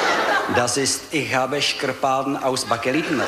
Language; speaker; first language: German; non-native, learner; Czech